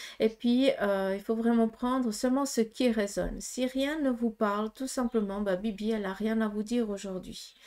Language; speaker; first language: French; early bilingual, other home language; Portuguese